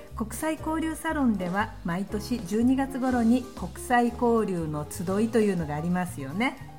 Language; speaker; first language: Japanese; native; Japanese